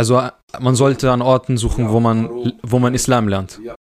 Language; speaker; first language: German; early bilingual, other home language; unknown